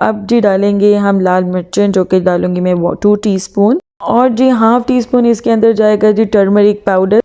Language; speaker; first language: Urdu; native; Urdu